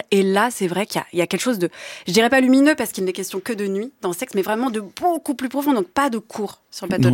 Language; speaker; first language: French; native; French